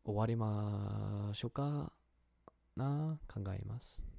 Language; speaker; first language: Japanese; non-native, learner; English